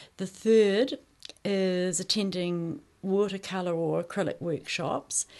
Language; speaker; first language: English; native; English